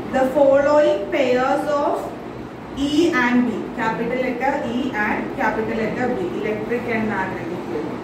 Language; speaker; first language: English; non-native, local second language; Malayalam